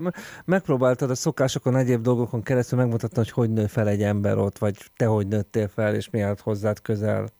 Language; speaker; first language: Hungarian; native; Hungarian